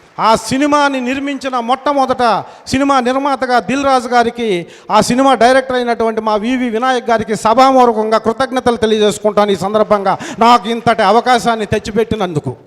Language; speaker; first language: Telugu; native; Telugu